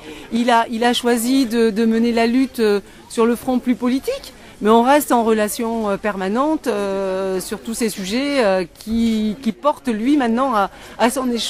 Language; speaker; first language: French; native; French